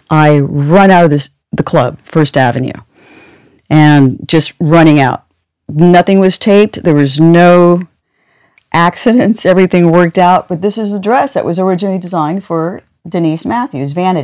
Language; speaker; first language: English; native; English